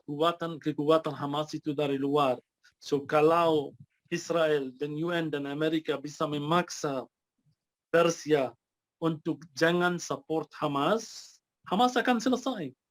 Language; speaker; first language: Indonesian; non-native, fluent; Arabic